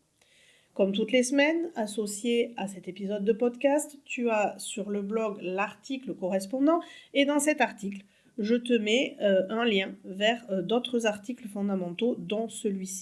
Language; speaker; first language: French; native; French